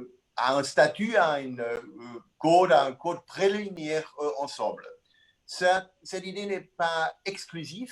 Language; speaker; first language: French; non-native, fluent; German